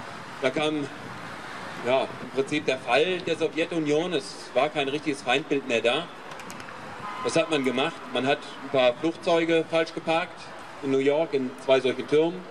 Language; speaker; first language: German; native; German